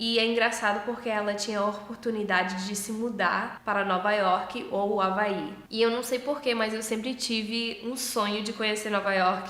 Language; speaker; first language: Portuguese; early bilingual, heritage; English